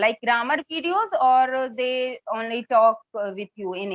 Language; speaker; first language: English; non-native, fluent; Hindi